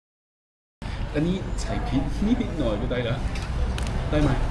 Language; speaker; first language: Thai; non-native, learner; Chinese